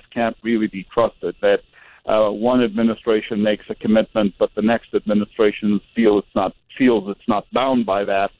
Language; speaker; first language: English; non-native, fluent; Arabic